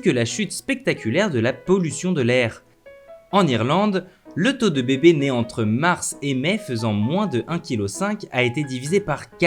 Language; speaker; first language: French; native; French